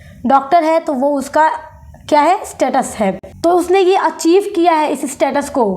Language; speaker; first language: Hindi; native; Hindi